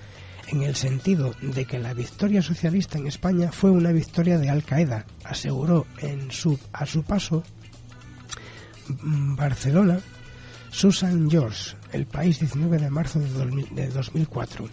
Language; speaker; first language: Spanish; native; Spanish